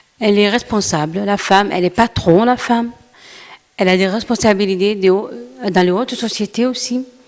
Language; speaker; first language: French; non-native, local second language; Arabic